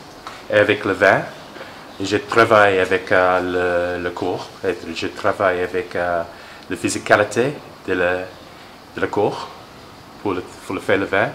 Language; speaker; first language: French; non-native, learner; English